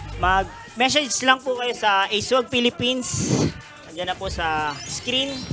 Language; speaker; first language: Filipino; native; Filipino